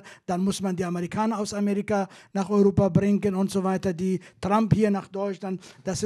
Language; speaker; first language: German; non-native, fluent; Kurdish